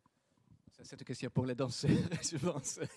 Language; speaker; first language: French; non-native, fluent; Dutch